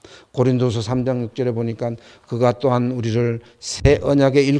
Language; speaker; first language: Korean; native; Korean